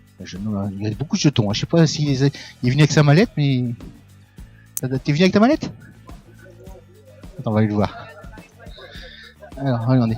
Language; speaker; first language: French; native; French